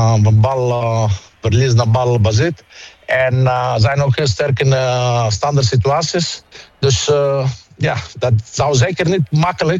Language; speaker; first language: Dutch; non-native, fluent; Greek